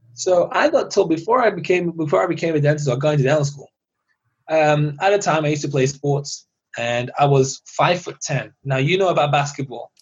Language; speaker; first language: English; early bilingual, other home language; Persian